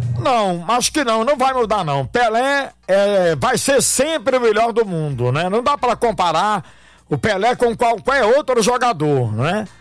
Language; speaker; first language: Portuguese; native; Portuguese